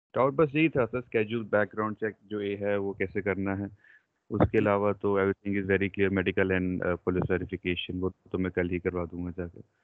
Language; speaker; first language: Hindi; non-native, local second language; Punjabi